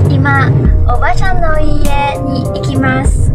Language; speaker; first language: Japanese; non-native, learner; Malay